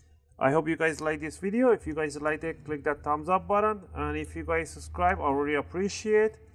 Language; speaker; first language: English; non-native, fluent; Spanish